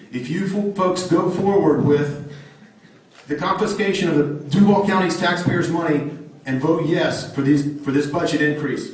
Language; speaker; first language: English; native; English